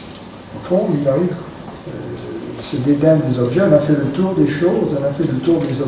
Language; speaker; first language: French; native; French